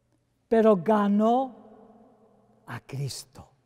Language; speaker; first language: Spanish; non-native, fluent; English